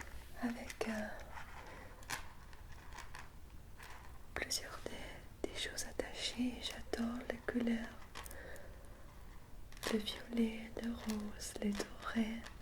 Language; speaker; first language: French; non-native, fluent; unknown